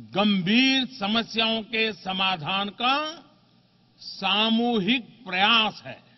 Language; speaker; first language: Hindi; non-native, local second language; Gujarati